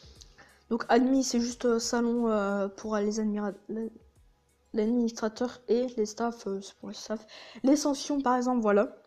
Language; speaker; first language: French; native; French